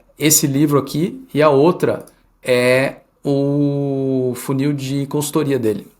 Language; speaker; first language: Portuguese; early bilingual, heritage; Portuguese